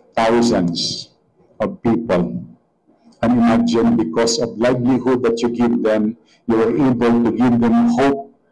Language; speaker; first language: English; non-native, local second language; Hiligaynon